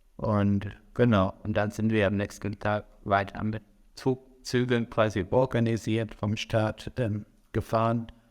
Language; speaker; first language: German; non-native, fluent; Arabic